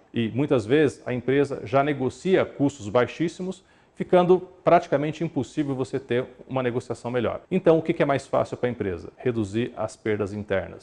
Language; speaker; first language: Portuguese; native; Portuguese